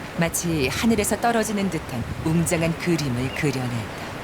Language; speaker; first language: Korean; native; Korean